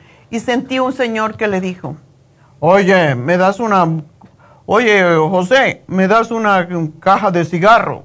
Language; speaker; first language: Spanish; native; Spanish